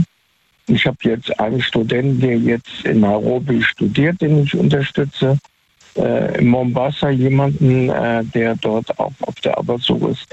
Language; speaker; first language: German; native; German